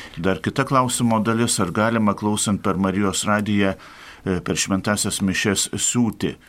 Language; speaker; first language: Lithuanian; native; Lithuanian